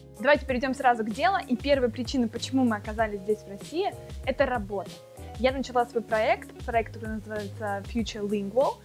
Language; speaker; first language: Russian; native; Russian